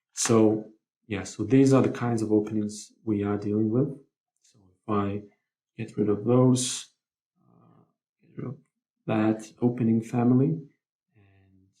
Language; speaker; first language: English; non-native, fluent; Lithuanian